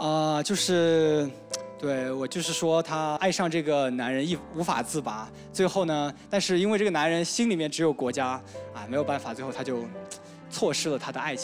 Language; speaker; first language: Chinese; native; Chinese